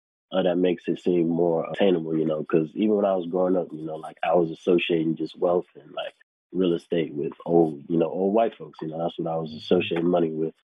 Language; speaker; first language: English; native; English